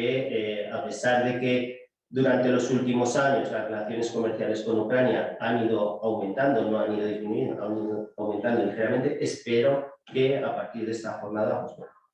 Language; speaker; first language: Spanish; native; Spanish